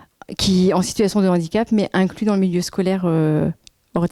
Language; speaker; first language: French; native; French